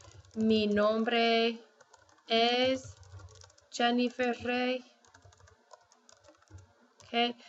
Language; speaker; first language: Spanish; non-native, fluent; English